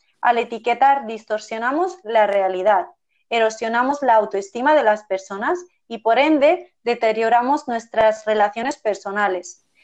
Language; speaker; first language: Spanish; early bilingual, other home language; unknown